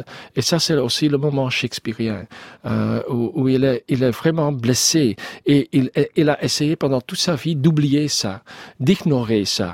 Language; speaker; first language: French; non-native, learner; Dutch